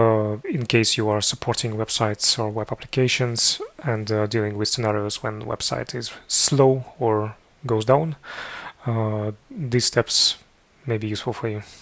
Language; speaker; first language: English; non-native, fluent; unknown